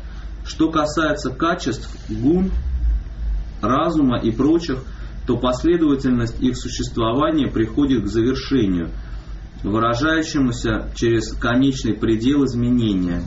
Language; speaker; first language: Russian; native; Russian